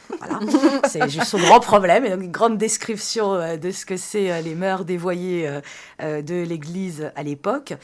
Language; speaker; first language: French; early bilingual, other home language; Persian